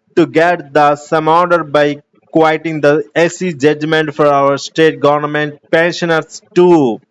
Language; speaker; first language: English; non-native, local second language; Telugu